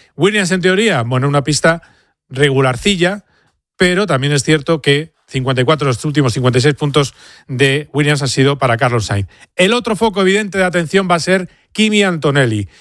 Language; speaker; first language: Spanish; native; Spanish